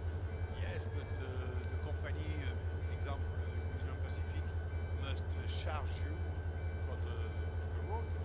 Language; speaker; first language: English; non-native, learner; French